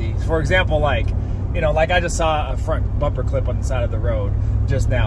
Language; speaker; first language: English; native; English